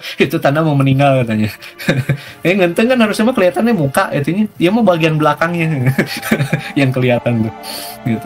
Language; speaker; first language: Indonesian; non-native, local second language; Sundanese